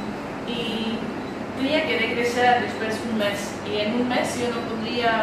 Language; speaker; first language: Spanish; non-native, learner; Czech